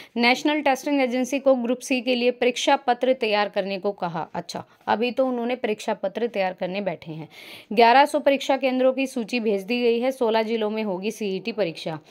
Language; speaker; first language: Hindi; native; Hindi